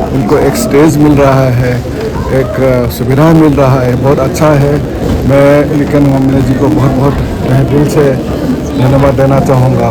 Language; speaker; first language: Hindi; non-native, local second language; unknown